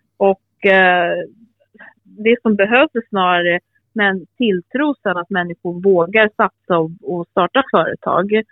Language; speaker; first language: Swedish; early bilingual, other home language; Albanian